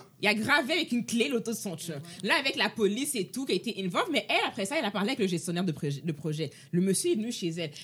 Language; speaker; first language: French; native; French